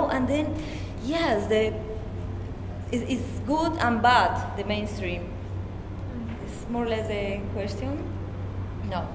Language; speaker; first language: English; non-native, learner; Spanish